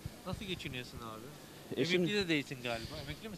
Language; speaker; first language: Turkish; native; Turkish